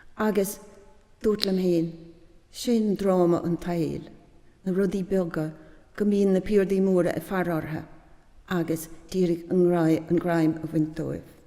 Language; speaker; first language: Irish; native; Irish